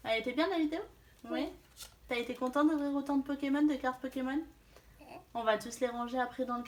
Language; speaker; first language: French; native; French